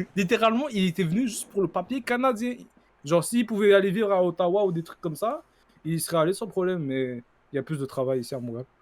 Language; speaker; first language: French; native; French